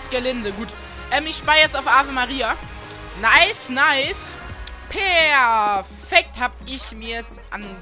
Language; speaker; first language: German; native; German